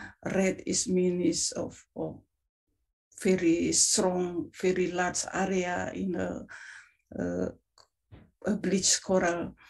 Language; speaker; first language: English; non-native, fluent; Indonesian